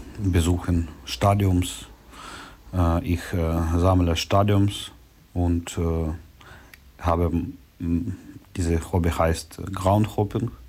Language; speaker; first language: German; non-native, learner; Ukrainian